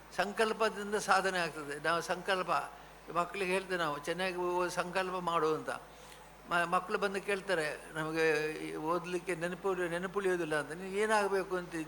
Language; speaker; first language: Kannada; non-native, local second language; Tulu